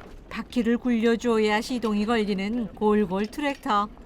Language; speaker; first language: Korean; native; Korean